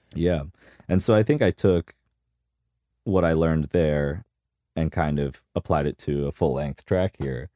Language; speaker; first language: English; native; English